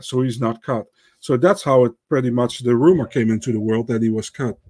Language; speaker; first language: English; non-native, fluent; Dutch